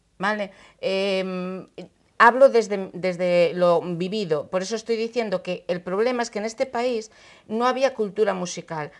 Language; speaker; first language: Spanish; native; Spanish